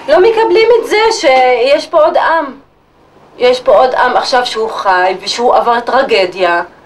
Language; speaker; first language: Hebrew; non-native, local second language; Arabic